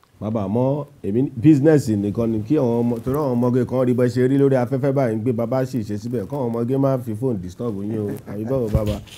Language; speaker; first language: Yoruba; native; Yoruba